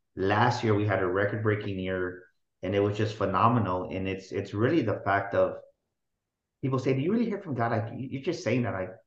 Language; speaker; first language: English; native; English